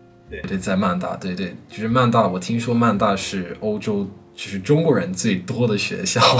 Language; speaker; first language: Chinese; non-native, fluent; English